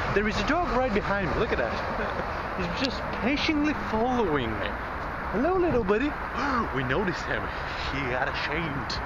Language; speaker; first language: English; non-native, fluent; Bulgarian